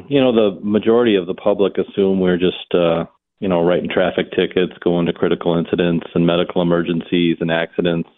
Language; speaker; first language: English; native; English